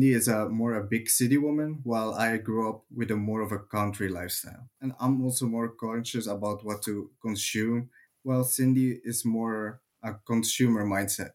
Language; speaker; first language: English; non-native, fluent; Dutch